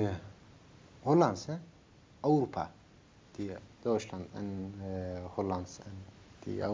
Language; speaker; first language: Dutch; non-native, learner; Turkish